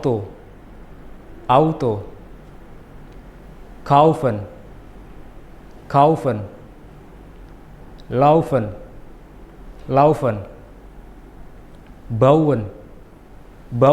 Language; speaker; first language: German; non-native, fluent; Indonesian